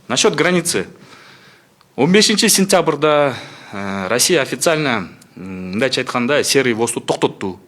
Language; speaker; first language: Russian; non-native, local second language; Kyrgyz